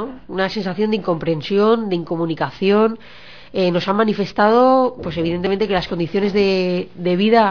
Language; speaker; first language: Spanish; native; Spanish